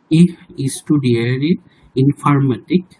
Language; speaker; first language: German; non-native, learner; Bangla